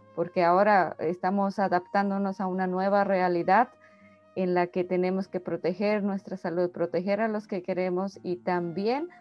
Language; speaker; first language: Spanish; native; Spanish